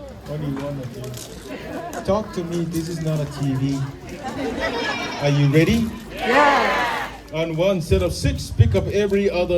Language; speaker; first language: English; non-native, local second language; Samoan